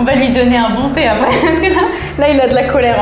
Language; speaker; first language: French; native; French